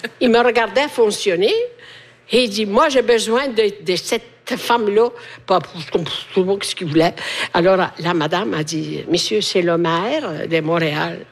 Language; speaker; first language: French; non-native, fluent; Italian